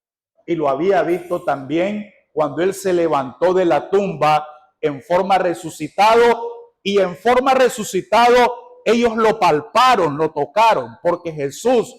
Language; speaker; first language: Spanish; native; Spanish